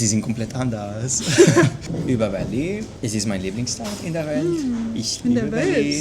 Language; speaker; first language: German; non-native, fluent; Catalan